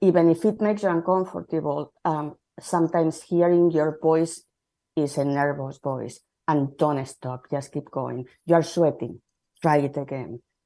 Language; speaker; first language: English; non-native, fluent; Spanish